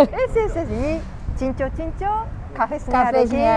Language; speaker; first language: Basque; non-native, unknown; Japanese